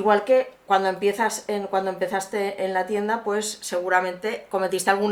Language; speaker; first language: Spanish; native; Spanish